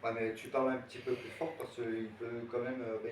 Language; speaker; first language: French; native; French